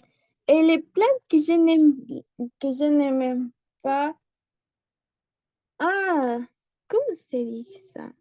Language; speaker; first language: French; non-native, learner; Spanish